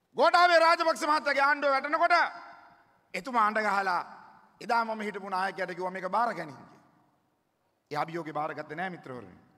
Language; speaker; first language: Sinhala; native; Sinhala